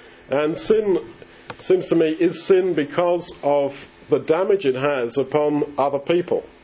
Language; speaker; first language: English; native; English